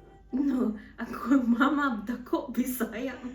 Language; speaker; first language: Cebuano; early bilingual, heritage; Cebuano